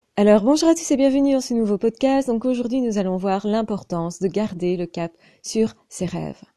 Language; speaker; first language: French; native; French